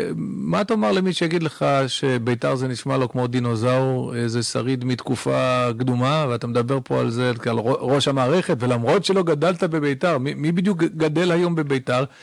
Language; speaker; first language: Hebrew; early bilingual, other home language; English